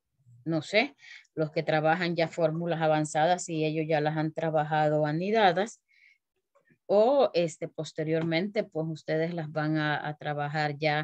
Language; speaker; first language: Spanish; native; Spanish